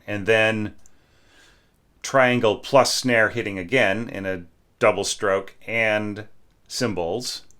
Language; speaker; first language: English; native; English